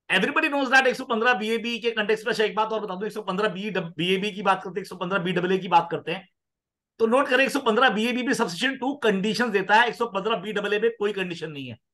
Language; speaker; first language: Hindi; non-native, local second language; Punjabi